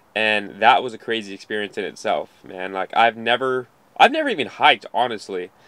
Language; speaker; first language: English; native; English